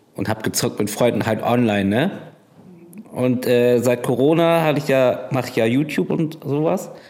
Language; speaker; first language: German; native; German